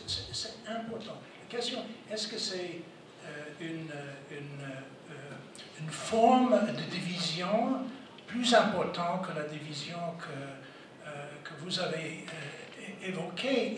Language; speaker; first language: French; non-native, fluent; English